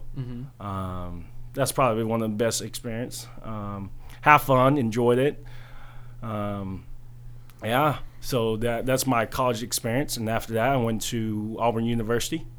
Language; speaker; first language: English; early bilingual, other home language; Chinese